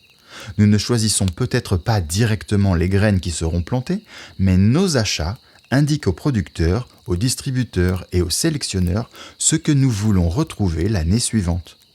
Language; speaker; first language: French; native; French